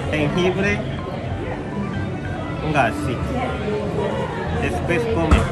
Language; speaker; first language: Spanish; non-native, learner; Korean